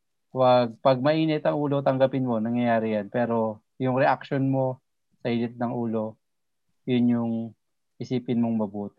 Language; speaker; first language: Filipino; native; Filipino